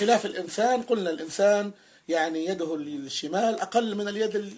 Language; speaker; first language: Arabic; native; Arabic